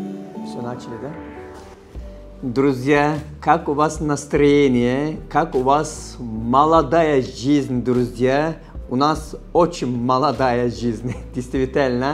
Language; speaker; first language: Russian; non-native, fluent; Turkish